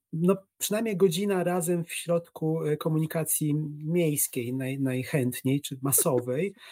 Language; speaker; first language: Polish; native; Polish